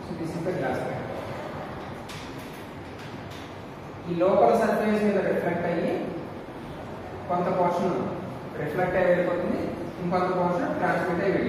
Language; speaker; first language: Telugu; native; Telugu